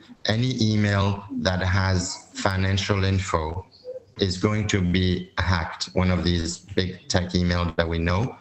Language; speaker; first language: English; non-native, fluent; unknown